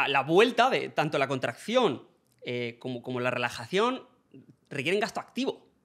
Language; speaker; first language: Spanish; native; Spanish